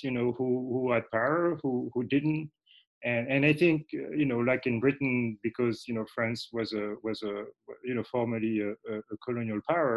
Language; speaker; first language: English; non-native, fluent; French